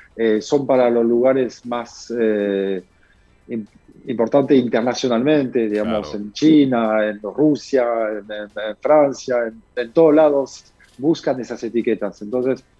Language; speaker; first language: Spanish; non-native, fluent; French